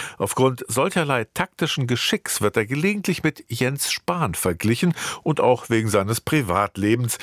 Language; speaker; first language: German; native; German